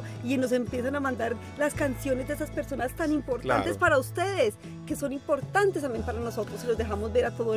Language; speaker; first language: Spanish; native; Spanish